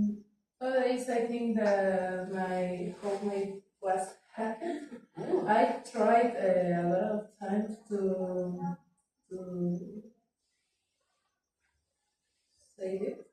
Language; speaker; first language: English; non-native, learner; Spanish